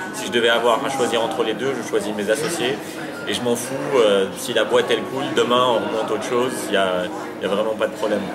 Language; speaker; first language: French; early bilingual, other home language; Arabic